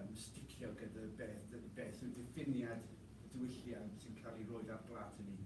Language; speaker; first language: Welsh; non-native, fluent; English